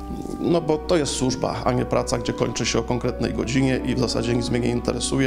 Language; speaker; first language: Polish; native; Polish